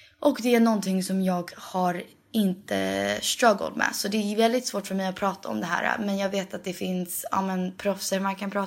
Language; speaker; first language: Swedish; early bilingual, heritage; Swedish